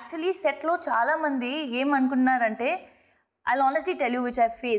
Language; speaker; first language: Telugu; non-native, fluent; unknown